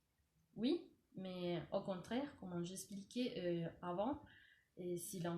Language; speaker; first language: French; non-native, learner; Spanish